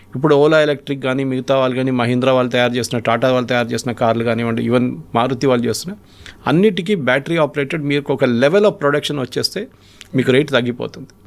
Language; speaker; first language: Telugu; non-native, fluent; Malayalam